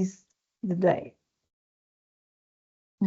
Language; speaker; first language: English; non-native, learner; Portuguese